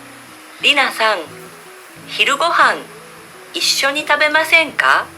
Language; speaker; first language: Japanese; non-native, learner; Indonesian